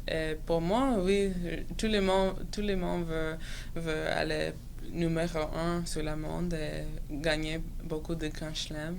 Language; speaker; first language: French; non-native, local second language; English